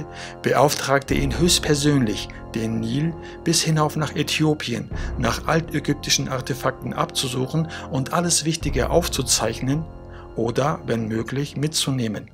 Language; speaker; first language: German; native; German